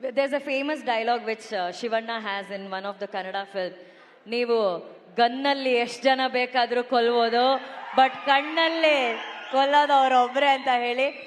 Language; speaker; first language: Kannada; native; Kannada